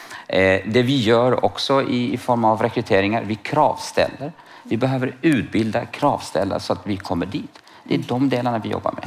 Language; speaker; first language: Swedish; non-native, fluent; Kurdish